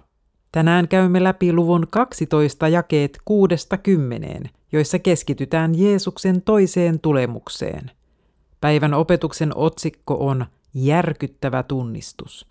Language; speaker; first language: Finnish; native; Finnish